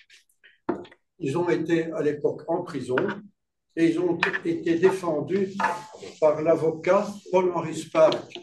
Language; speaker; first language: French; native; French